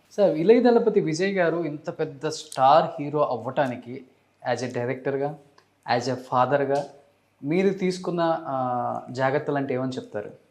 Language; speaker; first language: Telugu; native; Telugu